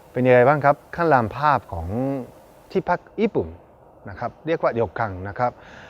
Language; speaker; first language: Thai; non-native, fluent; Japanese